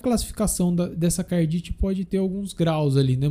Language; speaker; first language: Portuguese; native; Portuguese